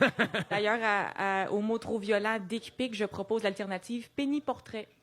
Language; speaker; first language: French; native; French